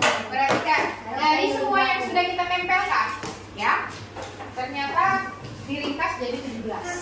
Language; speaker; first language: Indonesian; native; Indonesian